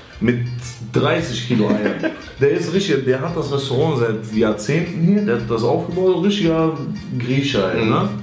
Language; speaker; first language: German; early bilingual, other home language; Greek